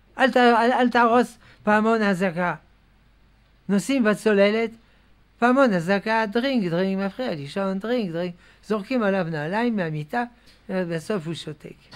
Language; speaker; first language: Hebrew; non-native, fluent; French